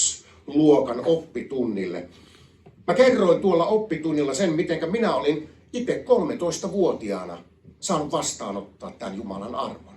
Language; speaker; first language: Finnish; native; Finnish